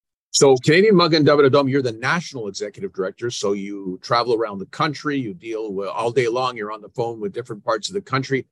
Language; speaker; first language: English; native; English